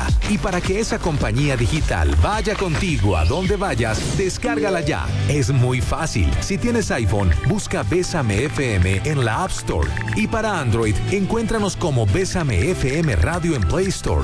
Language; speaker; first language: Spanish; native; Spanish